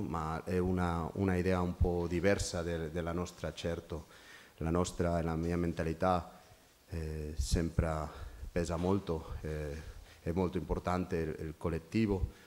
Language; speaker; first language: Italian; non-native, fluent; Spanish